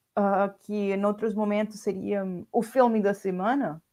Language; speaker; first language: Portuguese; non-native, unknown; Spanish